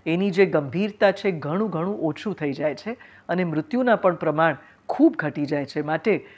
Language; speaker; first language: Gujarati; non-native, fluent; Tamil